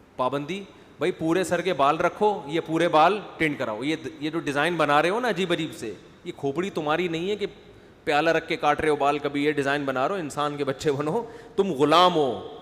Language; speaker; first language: Urdu; native; Urdu